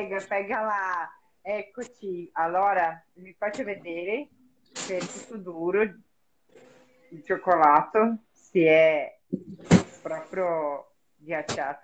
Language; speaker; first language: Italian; non-native, fluent; Portuguese